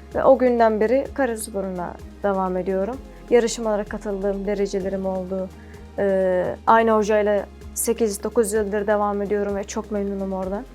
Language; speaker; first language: Turkish; early bilingual, other home language; Arabic